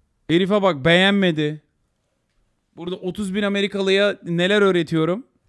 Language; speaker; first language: Turkish; early bilingual, heritage; Turkish